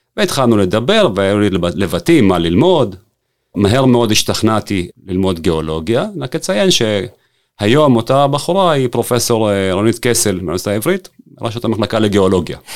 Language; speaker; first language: Hebrew; early bilingual, other home language; Russian